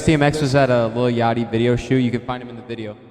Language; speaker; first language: English; native; English